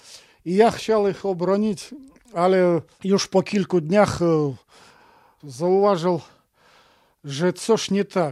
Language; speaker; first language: Polish; non-native, fluent; Russian